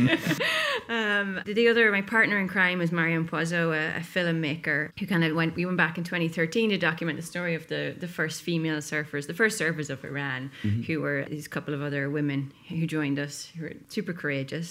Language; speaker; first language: English; native; English